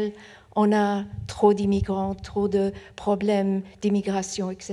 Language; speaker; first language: French; non-native, fluent; Persian